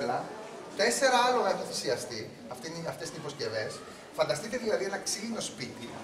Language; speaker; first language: Greek; native; Greek